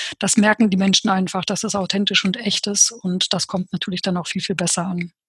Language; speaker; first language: German; early bilingual, other home language; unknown